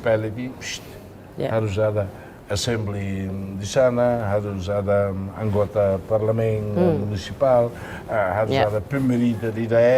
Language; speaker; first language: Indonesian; non-native, fluent; Tetum